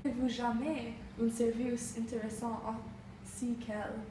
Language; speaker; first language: French; non-native, learner; English